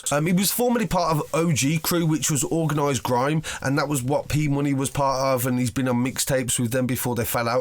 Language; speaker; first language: English; native; English